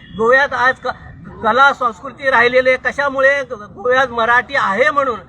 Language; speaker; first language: Marathi; non-native, local second language; Konkani